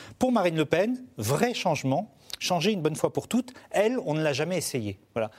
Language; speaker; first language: French; native; French